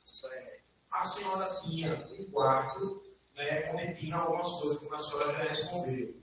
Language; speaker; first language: Portuguese; native; Portuguese